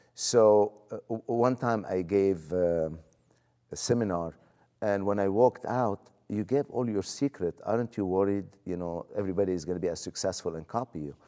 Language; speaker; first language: English; non-native, fluent; Arabic